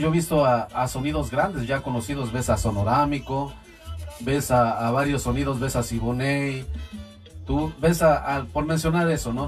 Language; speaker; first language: Spanish; native; Spanish